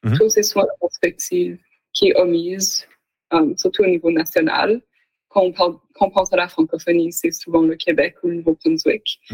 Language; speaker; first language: French; native; French